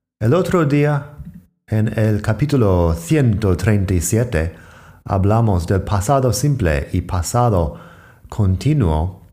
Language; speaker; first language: Spanish; non-native, fluent; English